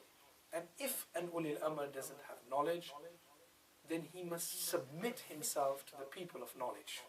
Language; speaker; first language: English; native; English